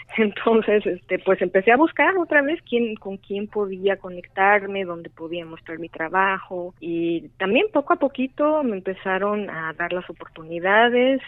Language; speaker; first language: Spanish; native; Spanish